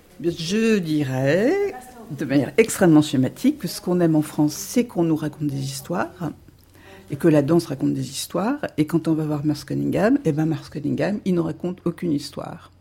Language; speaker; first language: French; native; French